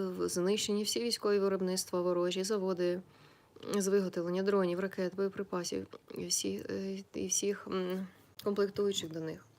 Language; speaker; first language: Ukrainian; native; Ukrainian